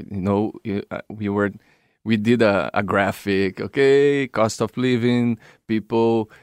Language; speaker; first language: English; non-native, fluent; Portuguese